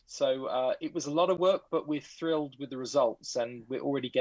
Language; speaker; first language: English; native; English